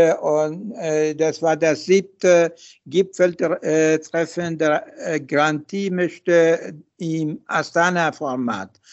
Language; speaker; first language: German; non-native, fluent; Persian